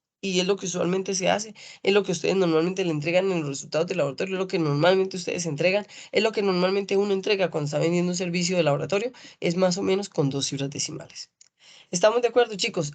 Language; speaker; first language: Spanish; native; Spanish